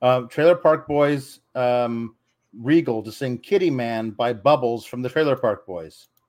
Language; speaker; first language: English; native; English